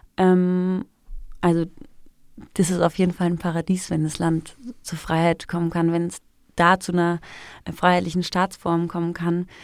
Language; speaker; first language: German; early bilingual, other home language; Persian